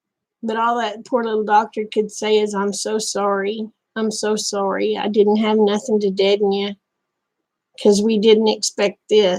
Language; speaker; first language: English; native; English